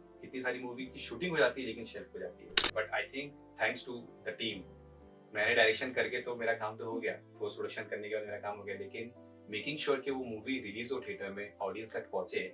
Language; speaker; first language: Hindi; native; Hindi